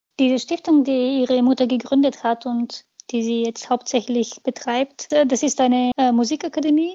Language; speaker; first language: German; non-native, fluent; Bulgarian